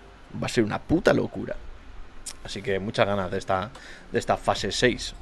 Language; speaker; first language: Spanish; native; Spanish